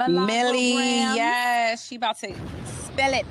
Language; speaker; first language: English; native; English